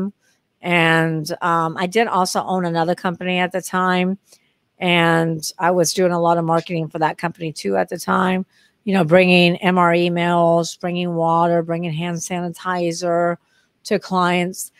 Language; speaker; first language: English; native; English